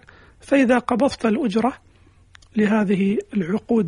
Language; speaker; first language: Arabic; native; Arabic